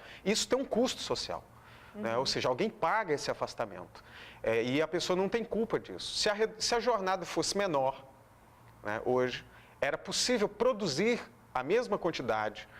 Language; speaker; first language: Portuguese; native; Portuguese